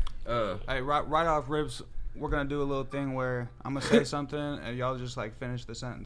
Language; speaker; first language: English; native; English